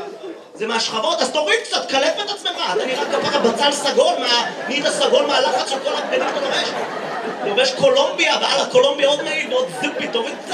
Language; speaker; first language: Hebrew; native; Hebrew